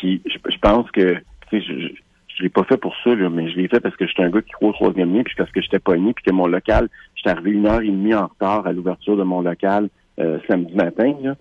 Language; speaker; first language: French; native; French